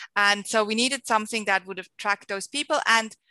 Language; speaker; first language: English; non-native, fluent; Swiss German